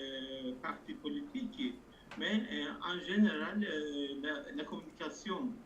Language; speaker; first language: French; non-native, fluent; Turkish